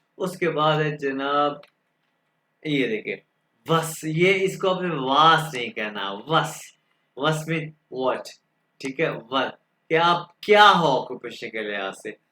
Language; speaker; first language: Urdu; non-native, local second language; Punjabi